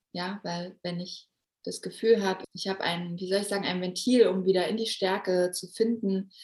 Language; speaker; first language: German; native; German